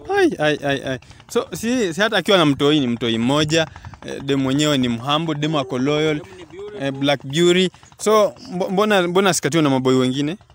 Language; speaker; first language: Swahili; native; Swahili